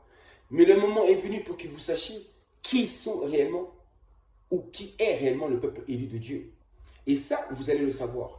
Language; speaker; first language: French; non-native, local second language; Kongo